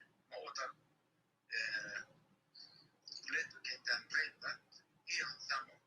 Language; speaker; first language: Finnish; non-native, learner; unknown